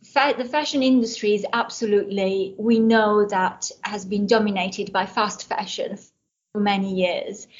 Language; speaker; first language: English; non-native, fluent; Italian